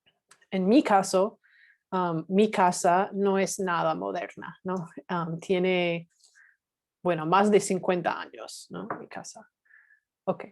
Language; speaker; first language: Spanish; non-native, fluent; English